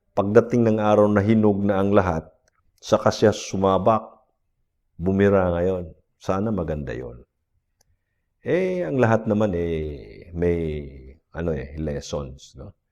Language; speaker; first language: Filipino; non-native, local second language; Cebuano